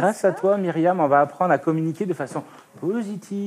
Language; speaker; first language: French; native; French